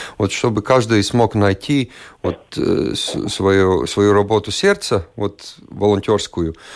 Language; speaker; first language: Russian; non-native, local second language; Latvian